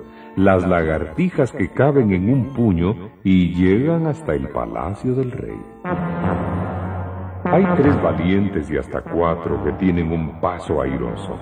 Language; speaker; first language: Spanish; native; Spanish